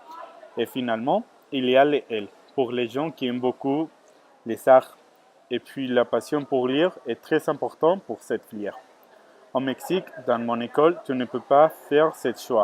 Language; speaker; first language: French; non-native, learner; Spanish